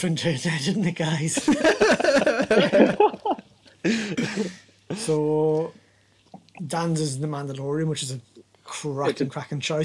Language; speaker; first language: English; native; English